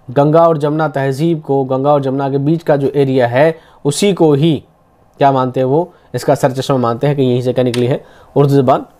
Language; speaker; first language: Urdu; native; Urdu